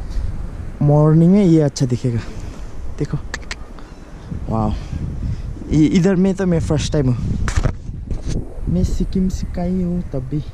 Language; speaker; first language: Hindi; non-native, local second language; Nepali